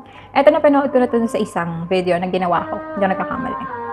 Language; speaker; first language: Filipino; native; Filipino